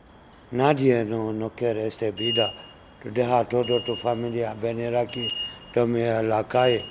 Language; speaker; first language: Spanish; non-native, learner; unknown